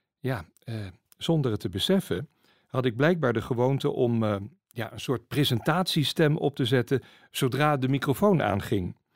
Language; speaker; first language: Dutch; native; Dutch